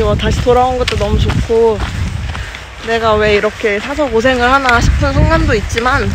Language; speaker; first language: Korean; native; Korean